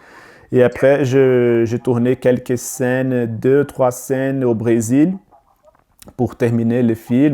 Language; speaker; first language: French; non-native, learner; Portuguese